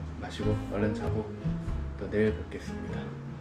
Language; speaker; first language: Korean; native; Korean